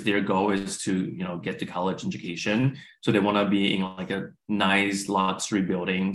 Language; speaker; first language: English; non-native, fluent; Chinese